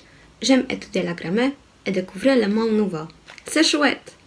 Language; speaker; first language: French; non-native, learner; Polish